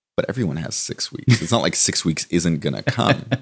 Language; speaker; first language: English; native; English